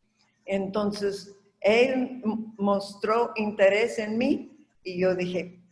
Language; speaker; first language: Spanish; non-native, fluent; English